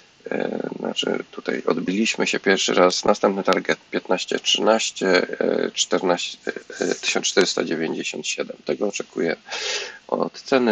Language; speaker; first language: Polish; native; Polish